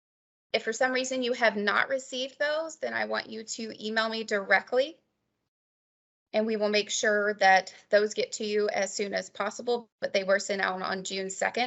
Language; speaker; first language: English; native; English